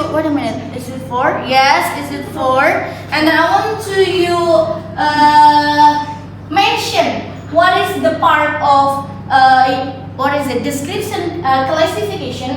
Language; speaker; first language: English; non-native, learner; Indonesian